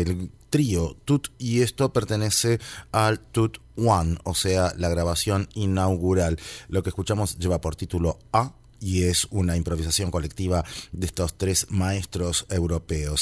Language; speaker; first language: Spanish; native; Spanish